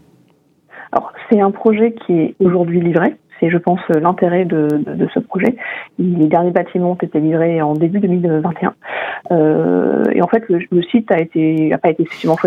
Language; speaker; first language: French; native; French